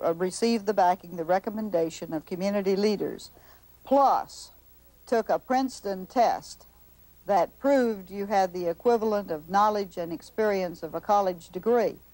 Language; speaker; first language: English; native; English